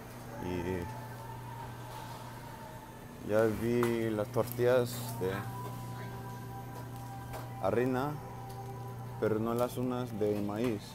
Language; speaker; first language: Spanish; non-native, learner; English